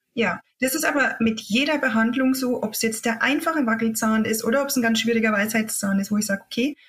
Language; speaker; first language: German; native; German